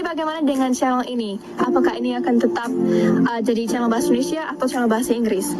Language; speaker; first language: Indonesian; early bilingual, other home language; English